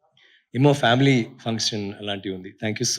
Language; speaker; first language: Telugu; non-native, learner; Tamil